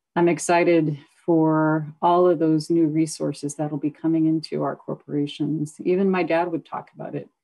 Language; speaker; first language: English; native; English